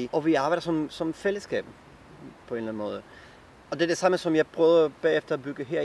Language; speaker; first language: Danish; non-native, fluent; Spanish